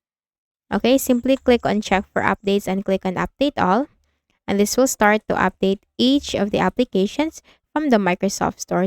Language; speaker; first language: English; non-native, local second language; Filipino